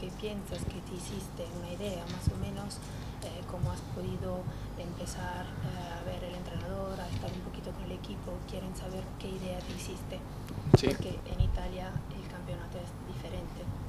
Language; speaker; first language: Spanish; non-native, fluent; Italian